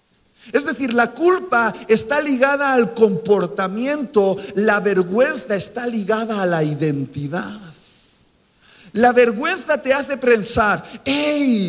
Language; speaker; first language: Spanish; native; Spanish